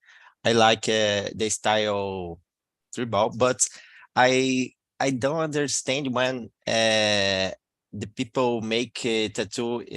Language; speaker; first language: English; non-native, learner; Portuguese